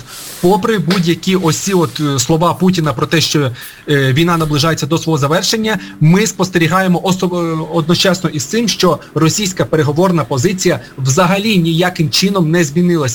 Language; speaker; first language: Ukrainian; native; Ukrainian